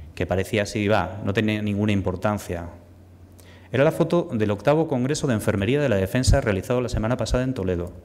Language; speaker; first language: Spanish; native; Spanish